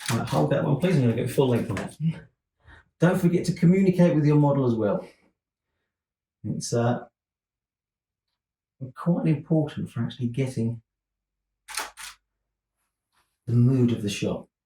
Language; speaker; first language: English; native; English